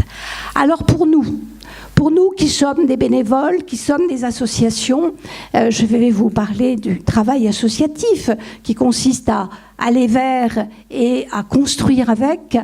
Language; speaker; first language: French; native; French